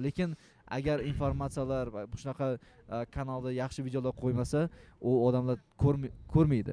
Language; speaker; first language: Uzbek; native; Uzbek